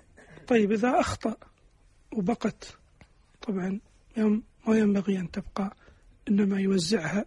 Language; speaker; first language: Arabic; native; Arabic